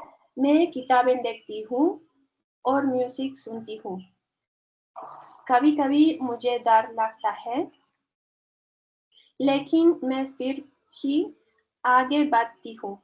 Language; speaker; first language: Hindi; non-native, learner; Spanish